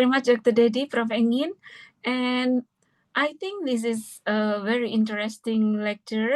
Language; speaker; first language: English; non-native, fluent; Indonesian